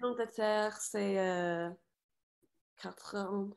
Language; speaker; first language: French; non-native, learner; English